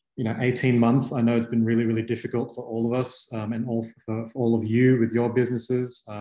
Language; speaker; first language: English; native; English